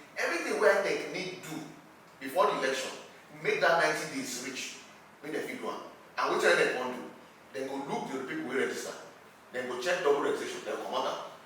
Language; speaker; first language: Nigerian Pidgin; non-native, local second language; Yoruba